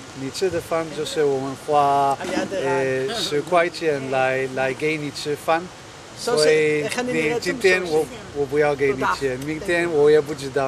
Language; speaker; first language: Chinese; non-native, fluent; Hebrew